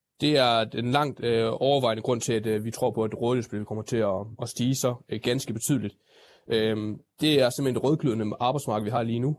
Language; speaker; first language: Danish; native; Danish